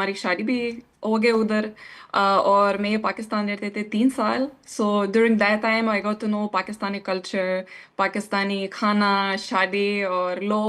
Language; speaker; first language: Hindi; non-native, learner; Lithuanian